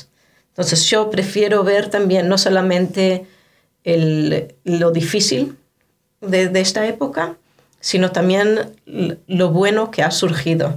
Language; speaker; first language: Spanish; non-native, fluent; Hebrew